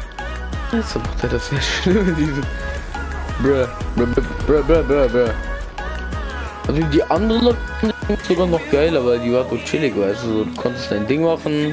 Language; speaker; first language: German; native; German